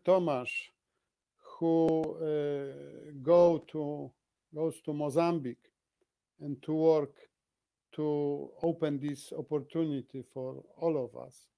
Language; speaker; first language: English; non-native, fluent; Polish